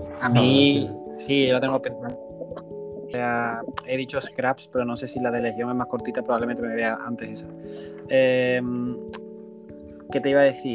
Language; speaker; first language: Spanish; native; Spanish